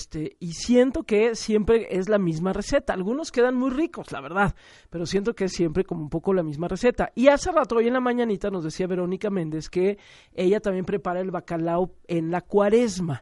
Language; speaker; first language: Spanish; native; Spanish